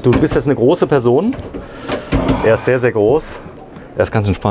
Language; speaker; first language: German; native; German